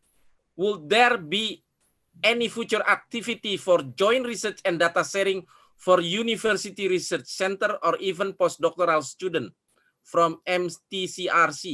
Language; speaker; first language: English; non-native, fluent; Indonesian